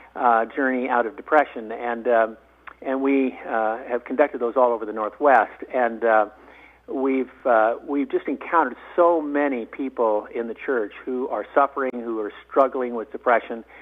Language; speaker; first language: English; native; English